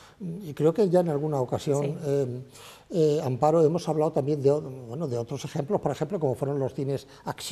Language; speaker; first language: Spanish; native; Spanish